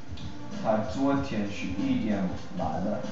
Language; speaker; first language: Chinese; non-native, learner; English